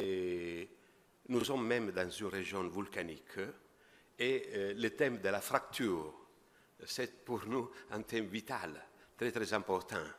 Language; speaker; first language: French; non-native, fluent; Italian